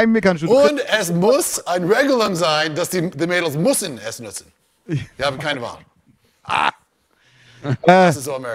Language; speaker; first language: German; non-native, learner; English